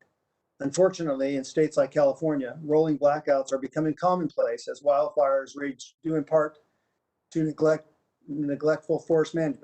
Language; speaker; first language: English; native; English